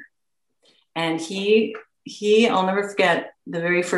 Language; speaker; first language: English; native; English